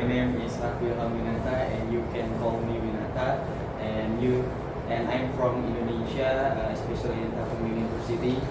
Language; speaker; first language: English; non-native, learner; Indonesian